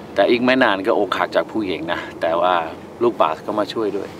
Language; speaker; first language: Thai; non-native, fluent; English